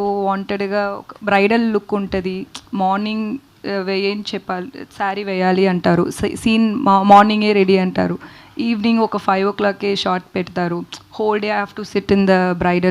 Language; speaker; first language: Telugu; non-native, learner; Tamil